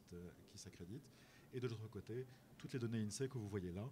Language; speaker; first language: French; native; French